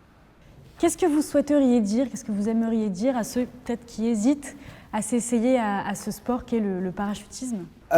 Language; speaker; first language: French; native; French